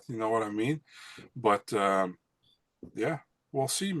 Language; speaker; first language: English; non-native, fluent; Dutch